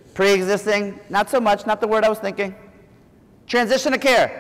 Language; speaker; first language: English; native; English